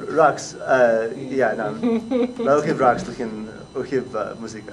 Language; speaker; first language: Arabic; non-native, learner; English